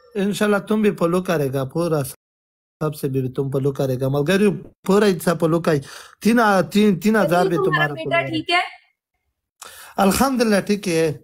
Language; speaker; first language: Hindi; non-native, local second language; Pashto